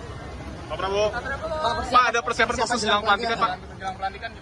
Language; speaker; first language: Indonesian; native; Indonesian